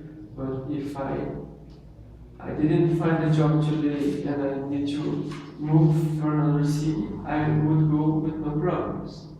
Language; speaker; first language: English; non-native, learner; Portuguese